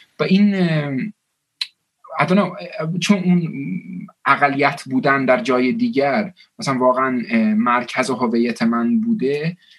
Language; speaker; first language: Persian; early bilingual, heritage; Persian